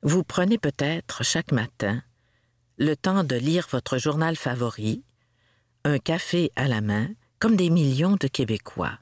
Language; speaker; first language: French; native; French